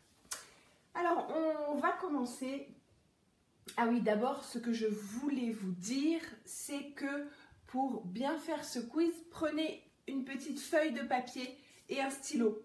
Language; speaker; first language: French; native; French